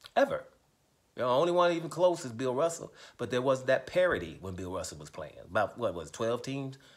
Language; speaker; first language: English; native; English